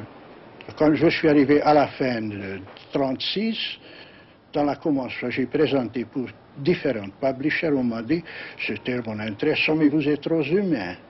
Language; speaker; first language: French; non-native, learner; Hungarian